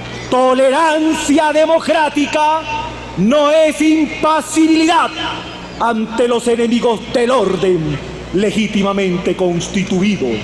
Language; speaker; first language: Spanish; native; Spanish